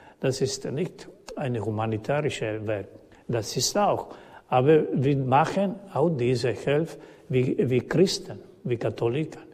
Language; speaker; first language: German; non-native, learner; Croatian